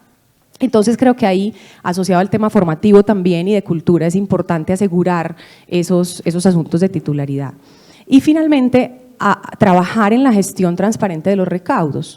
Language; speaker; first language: Spanish; native; Spanish